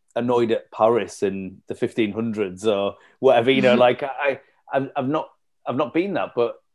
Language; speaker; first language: English; native; English